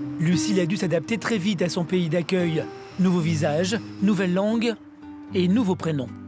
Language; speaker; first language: French; native; French